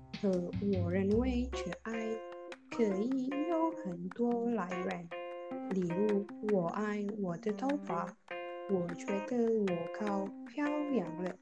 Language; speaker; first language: Chinese; non-native, learner; Indonesian